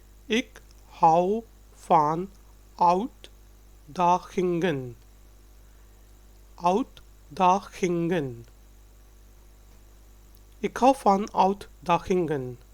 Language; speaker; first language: Dutch; non-native, fluent; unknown